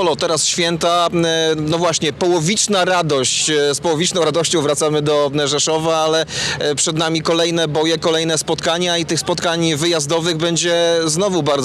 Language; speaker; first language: Polish; native; Polish